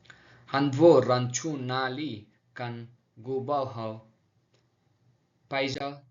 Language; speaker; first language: Chinese; non-native, learner; Telugu